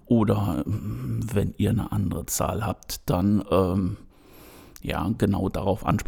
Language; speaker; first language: German; native; German